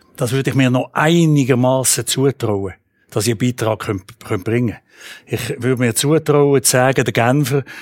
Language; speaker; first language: German; native; German